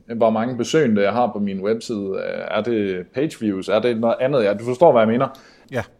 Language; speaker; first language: Danish; native; Danish